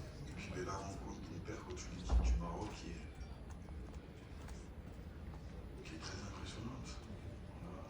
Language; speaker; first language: French; native; French